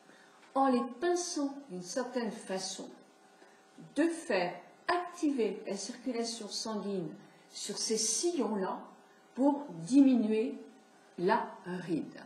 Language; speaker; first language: French; native; French